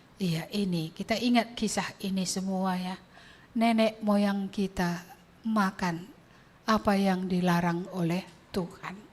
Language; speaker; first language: Indonesian; non-native, local second language; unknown